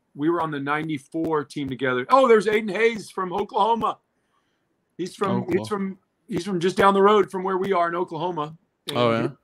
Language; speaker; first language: English; native; English